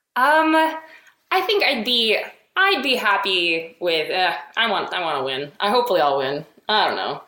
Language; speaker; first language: English; native; English